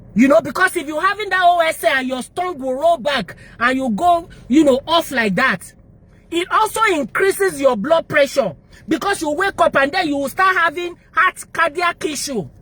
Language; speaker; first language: English; non-native, local second language; Yoruba